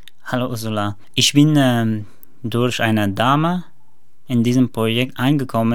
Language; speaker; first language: German; non-native, learner; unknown